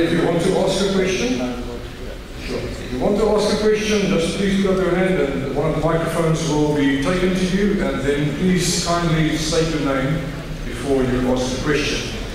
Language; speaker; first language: English; non-native, local second language; Afrikaans